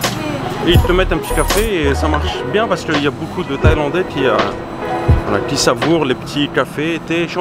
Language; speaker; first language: French; native; French